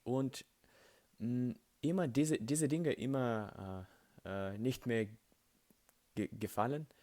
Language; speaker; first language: German; non-native, learner; Russian